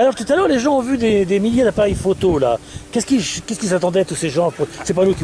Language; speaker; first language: French; native; French